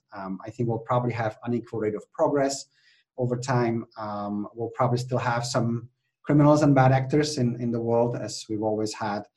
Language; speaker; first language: English; non-native, fluent; Czech